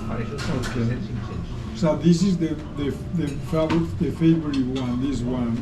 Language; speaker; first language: English; non-native, fluent; Spanish